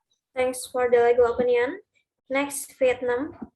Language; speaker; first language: English; non-native, learner; Indonesian